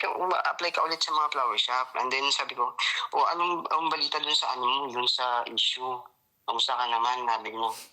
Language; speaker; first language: Filipino; non-native, local second language; Hiligaynon